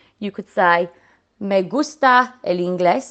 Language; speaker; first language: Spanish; non-native, fluent; English